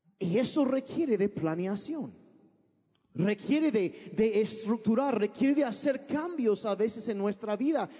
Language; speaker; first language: Spanish; early bilingual, other home language; English